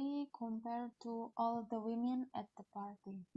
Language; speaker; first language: English; non-native, learner; Indonesian